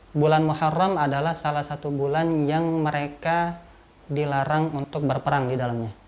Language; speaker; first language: Indonesian; native; Indonesian